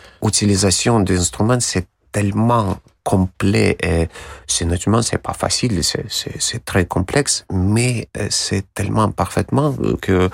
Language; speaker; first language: French; non-native, learner; Russian